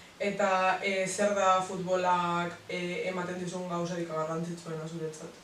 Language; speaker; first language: Basque; non-native, local second language; Spanish